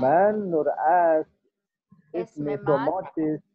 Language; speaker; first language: Persian; non-native, learner; Indonesian